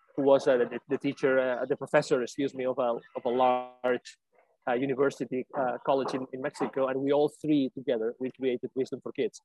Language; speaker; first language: English; non-native, fluent; Spanish